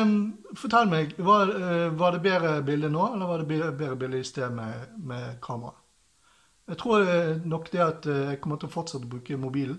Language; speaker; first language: Norwegian; native; Norwegian